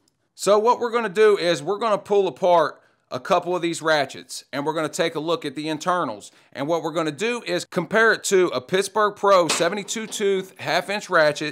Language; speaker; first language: English; native; English